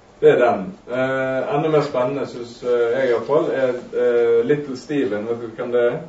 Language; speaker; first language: Norwegian; native; Norwegian